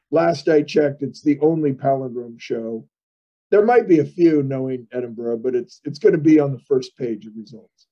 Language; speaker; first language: English; native; English